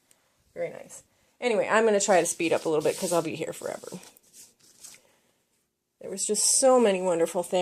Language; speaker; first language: English; native; English